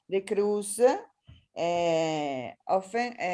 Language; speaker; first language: English; non-native, learner; Italian